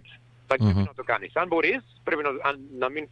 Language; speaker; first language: Greek; early bilingual, heritage; English